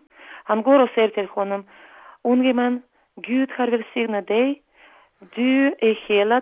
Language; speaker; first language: Swedish; non-native, fluent; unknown